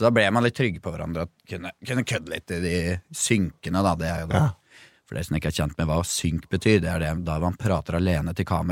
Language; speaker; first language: Norwegian; native; Norwegian